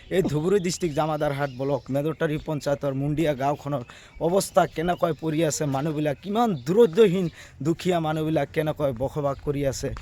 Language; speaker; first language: Assamese; non-native, local second language; Bangla